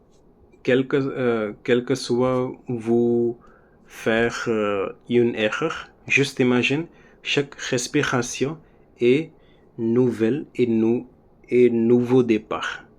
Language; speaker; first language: French; non-native, learner; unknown